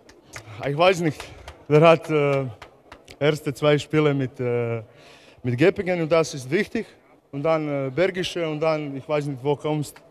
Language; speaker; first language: German; non-native, learner; Croatian